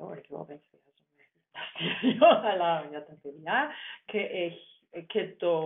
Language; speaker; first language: Greek; non-native, learner; German